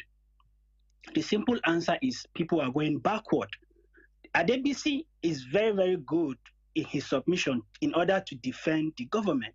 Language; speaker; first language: English; non-native, local second language; Hausa